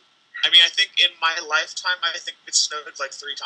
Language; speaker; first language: English; native; English